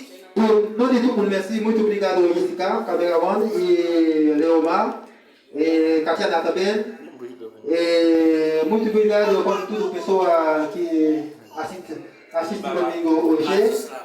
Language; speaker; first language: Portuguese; non-native, learner; Haitian Creole